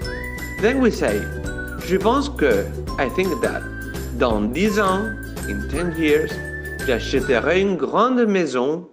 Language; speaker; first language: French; non-native, fluent; Spanish